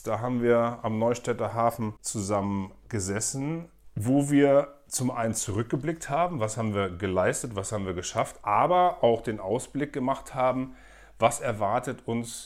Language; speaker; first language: German; native; German